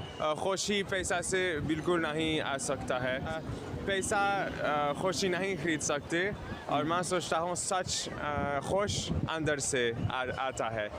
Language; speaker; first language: Hindi; non-native, learner; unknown